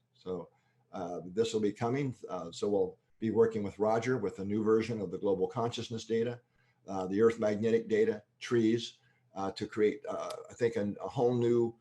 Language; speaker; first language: English; native; English